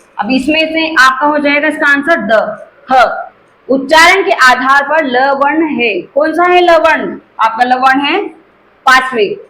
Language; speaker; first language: Hindi; native; Hindi